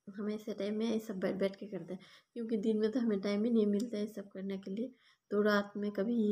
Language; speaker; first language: Hindi; non-native, local second language; Bangla